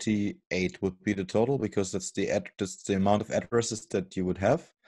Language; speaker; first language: English; non-native, fluent; German